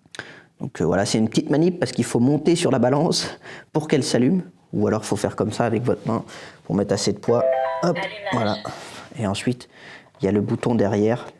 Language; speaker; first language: French; native; French